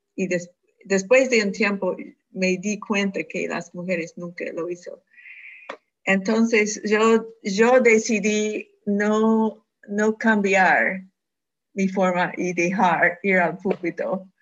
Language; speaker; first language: Spanish; non-native, fluent; English